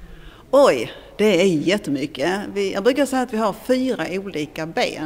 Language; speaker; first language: Swedish; native; Swedish